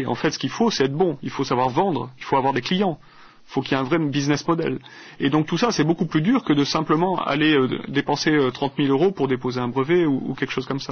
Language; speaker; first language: French; native; French